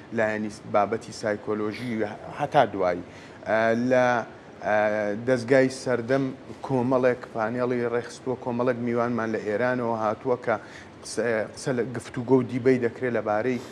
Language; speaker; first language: Central Kurdish; native; Central Kurdish